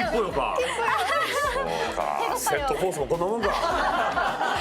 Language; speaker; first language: Japanese; native; Japanese